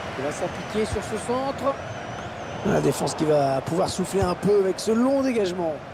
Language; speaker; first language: French; native; French